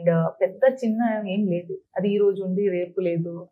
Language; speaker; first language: Telugu; non-native, learner; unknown